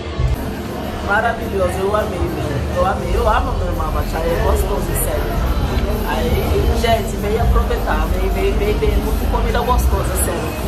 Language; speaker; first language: Portuguese; non-native, learner; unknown